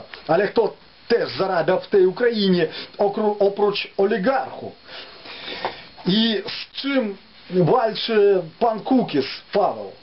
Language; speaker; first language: Polish; non-native, fluent; Ukrainian